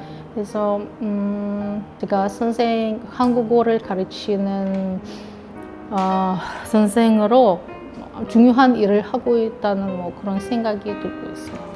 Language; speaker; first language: Korean; non-native, fluent; Russian